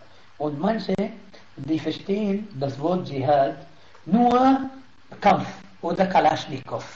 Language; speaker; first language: German; non-native, fluent; Arabic